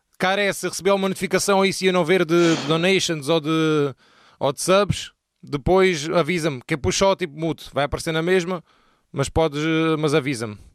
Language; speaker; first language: Portuguese; native; Portuguese